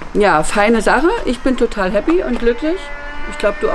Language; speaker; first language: German; native; German